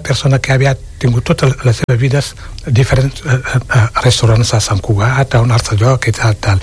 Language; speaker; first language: Catalan; non-native, fluent; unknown